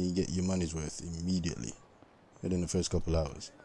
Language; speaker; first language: English; native; English